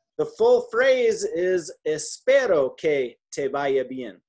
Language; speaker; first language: Spanish; non-native, fluent; English